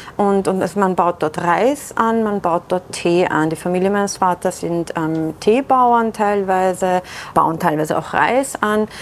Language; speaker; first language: German; early bilingual, other home language; Persian